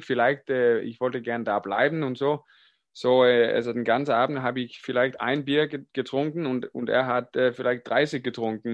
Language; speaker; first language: German; non-native, fluent; Danish